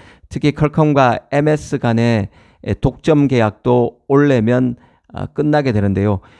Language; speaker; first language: Korean; native; Korean